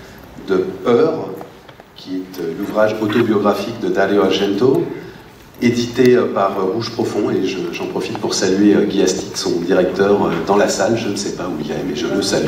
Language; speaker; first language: French; native; French